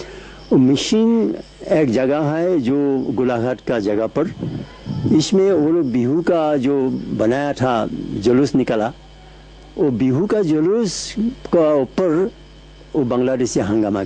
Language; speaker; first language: Hindi; non-native, local second language; Assamese